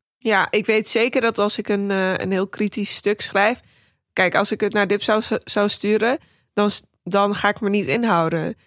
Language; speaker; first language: Dutch; early bilingual, other home language; Persian